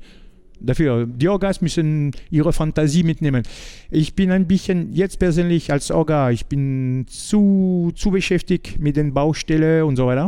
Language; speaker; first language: German; non-native, learner; French